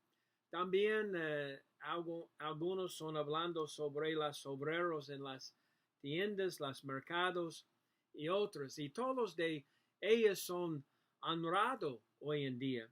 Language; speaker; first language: Spanish; non-native, learner; English